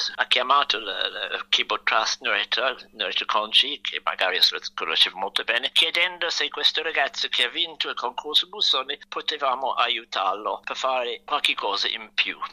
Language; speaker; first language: Italian; non-native, fluent; English